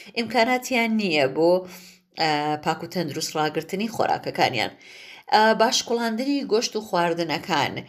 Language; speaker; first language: Central Kurdish; native; Central Kurdish